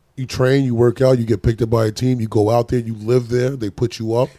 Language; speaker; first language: English; native; English